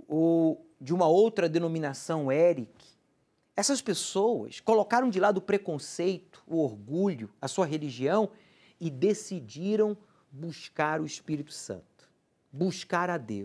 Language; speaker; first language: Portuguese; native; Portuguese